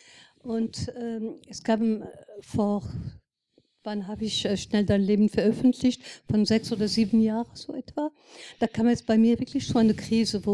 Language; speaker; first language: German; non-native, fluent; French